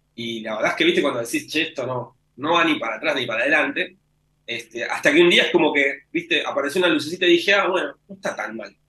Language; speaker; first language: Spanish; native; Spanish